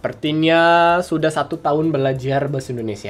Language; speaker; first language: Indonesian; non-native, fluent; English